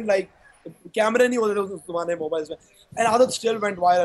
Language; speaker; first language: English; non-native, local second language; Urdu